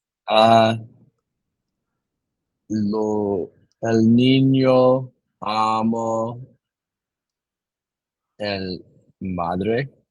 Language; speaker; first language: Spanish; non-native, learner; English